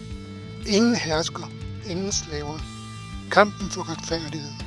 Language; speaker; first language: Danish; native; Danish